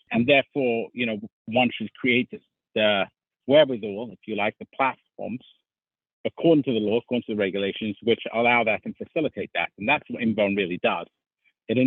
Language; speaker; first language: English; native; English